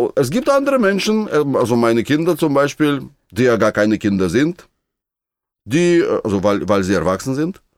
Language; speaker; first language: German; non-native, fluent; Russian